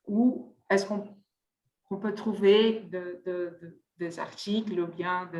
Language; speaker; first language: French; non-native, fluent; Portuguese